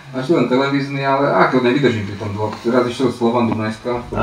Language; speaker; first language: Slovak; non-native, local second language; Hungarian